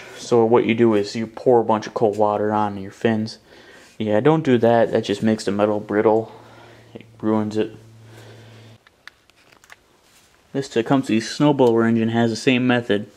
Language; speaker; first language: English; native; English